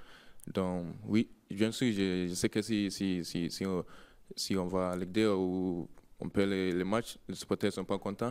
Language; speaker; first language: French; non-native, learner; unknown